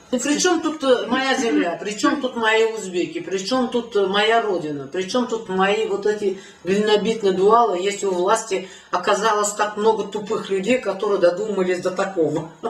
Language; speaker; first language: Russian; non-native, local second language; Uzbek